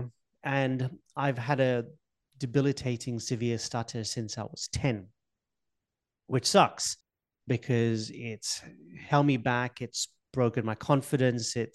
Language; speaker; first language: English; non-native, local second language; Gujarati